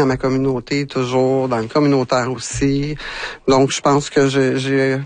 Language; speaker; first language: French; native; French